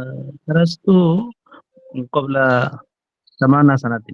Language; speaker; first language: Arabic; non-native, learner; Bangla